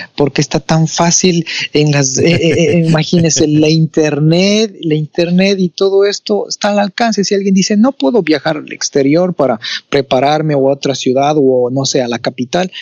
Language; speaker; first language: Spanish; native; Spanish